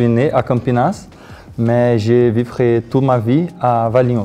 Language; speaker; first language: French; non-native, learner; Portuguese